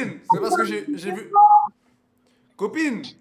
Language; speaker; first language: French; native; French